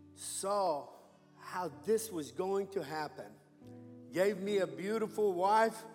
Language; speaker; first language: English; non-native, fluent; Persian